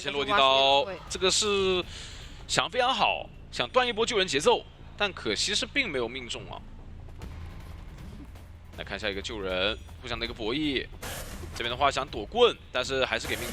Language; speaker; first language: Chinese; native; Chinese